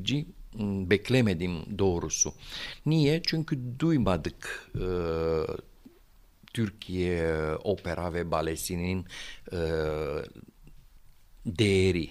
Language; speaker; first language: Turkish; non-native, fluent; Romanian